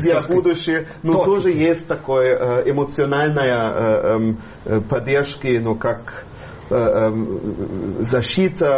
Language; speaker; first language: Russian; non-native, fluent; German